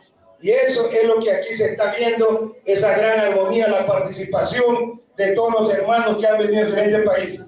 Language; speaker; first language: Spanish; non-native, fluent; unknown